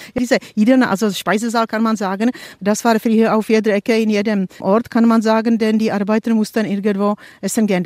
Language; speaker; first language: German; non-native, fluent; Czech